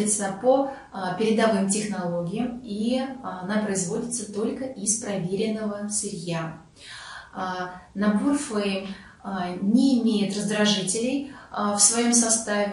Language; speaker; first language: Russian; native; Russian